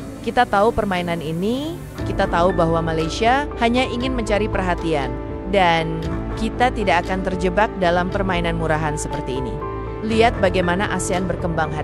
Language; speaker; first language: Indonesian; native; Indonesian